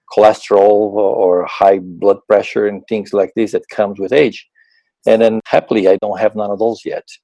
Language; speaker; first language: English; non-native, fluent; Portuguese